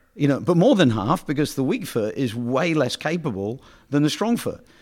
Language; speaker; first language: English; native; English